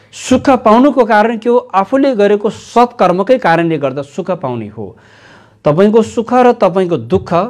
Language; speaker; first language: Nepali; non-native, local second language; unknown